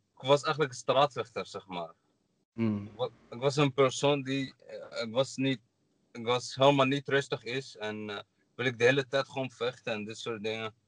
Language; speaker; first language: Dutch; non-native, learner; Arabic